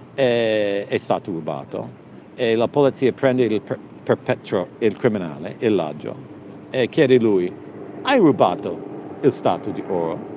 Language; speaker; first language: Italian; non-native, learner; English